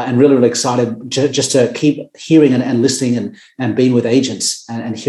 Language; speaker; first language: English; native; English